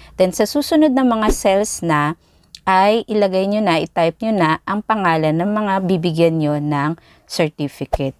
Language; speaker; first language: Filipino; native; Filipino